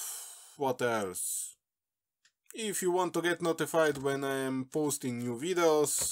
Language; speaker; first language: English; non-native, fluent; Slovenian